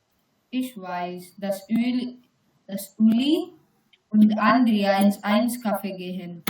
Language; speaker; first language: German; non-native, learner; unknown